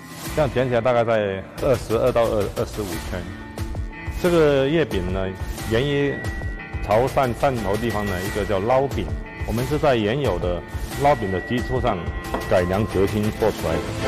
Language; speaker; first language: Chinese; native; Chinese